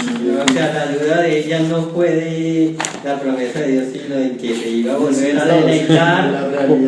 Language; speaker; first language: Spanish; native; Spanish